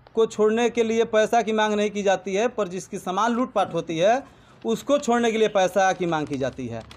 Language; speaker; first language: Hindi; native; Hindi